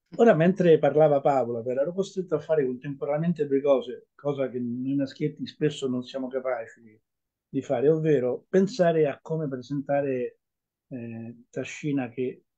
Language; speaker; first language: Italian; native; Italian